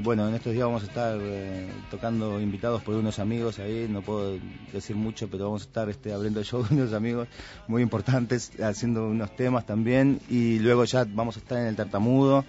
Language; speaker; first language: Spanish; native; Spanish